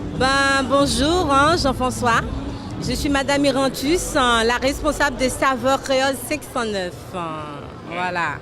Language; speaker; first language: French; non-native, local second language; Haitian Creole